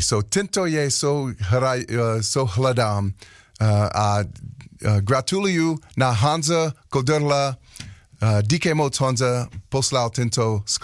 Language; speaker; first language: Czech; non-native, learner; English